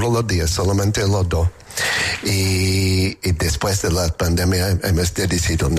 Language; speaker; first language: Spanish; non-native, learner; English